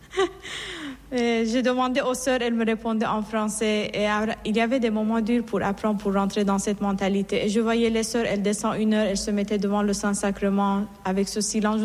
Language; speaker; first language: French; non-native, fluent; Assyrian Neo-Aramaic